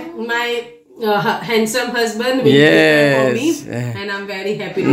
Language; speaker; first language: English; non-native, local second language; Gujarati